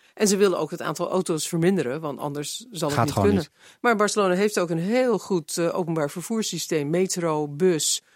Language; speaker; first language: Dutch; non-native, fluent; English